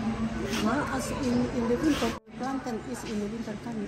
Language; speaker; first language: Dutch; non-native, learner; Indonesian